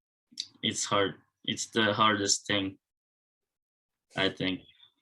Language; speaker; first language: English; non-native, learner; Japanese